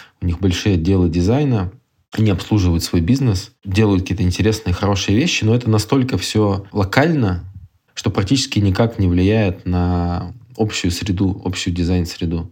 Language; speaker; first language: Russian; native; Russian